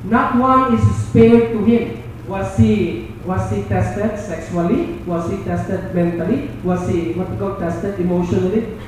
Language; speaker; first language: English; non-native, local second language; Filipino